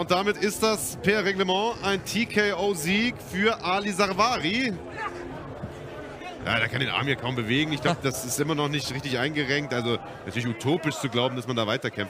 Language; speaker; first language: German; native; German